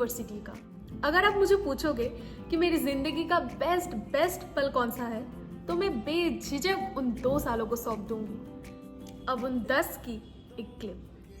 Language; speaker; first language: Hindi; native; Hindi